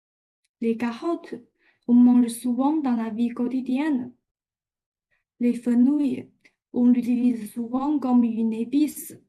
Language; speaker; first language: French; non-native, fluent; Chinese